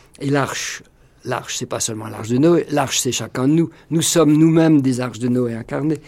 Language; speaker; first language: French; non-native, local second language; Swiss German